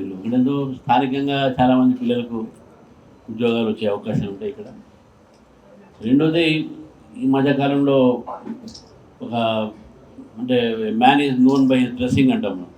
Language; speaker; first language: Telugu; native; Telugu